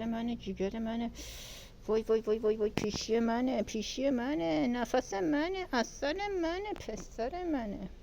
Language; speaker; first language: Persian; native; Persian